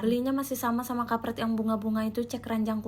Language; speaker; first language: Indonesian; native; Indonesian